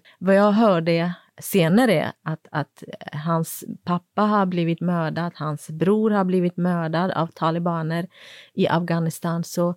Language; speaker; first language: Swedish; non-native, fluent; Kurdish